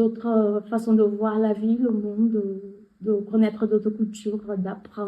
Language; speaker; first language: French; non-native, fluent; Portuguese